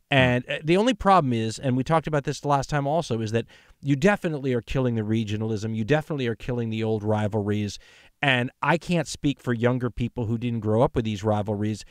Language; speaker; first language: English; native; English